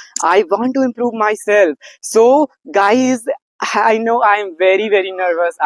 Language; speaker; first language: English; non-native, learner; Hindi